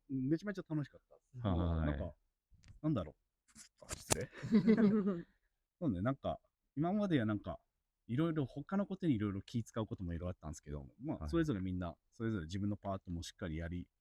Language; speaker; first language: Japanese; native; Japanese